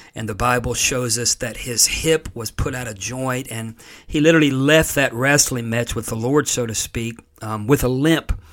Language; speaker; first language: English; native; English